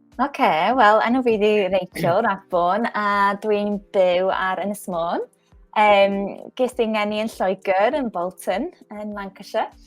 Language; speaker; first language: Welsh; non-native, local second language; English